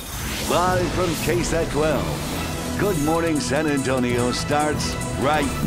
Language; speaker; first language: English; native; English